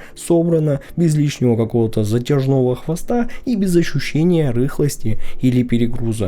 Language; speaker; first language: Russian; native; Russian